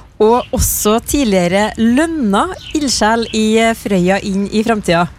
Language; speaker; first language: Norwegian; native; Norwegian